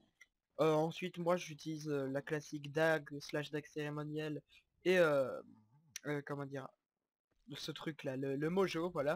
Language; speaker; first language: French; native; French